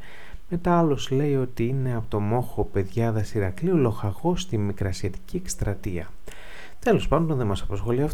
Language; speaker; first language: Greek; native; Greek